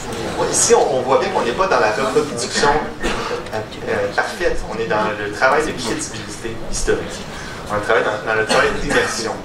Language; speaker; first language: French; native; French